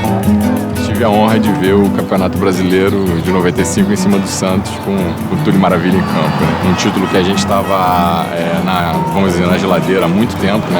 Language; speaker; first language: Portuguese; native; Portuguese